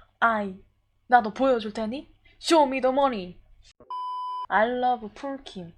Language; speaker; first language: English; non-native, learner; Korean